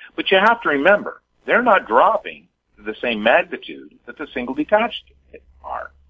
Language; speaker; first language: English; native; English